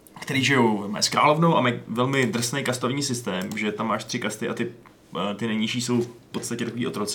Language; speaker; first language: Czech; native; Czech